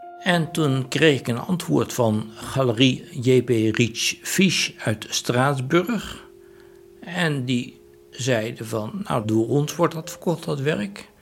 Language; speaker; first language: Dutch; native; Dutch